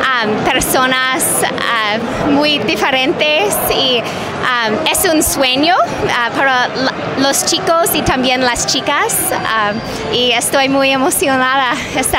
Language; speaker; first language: Spanish; non-native, fluent; English